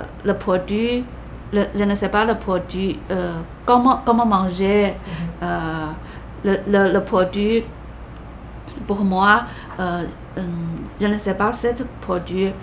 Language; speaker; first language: French; non-native, learner; Chinese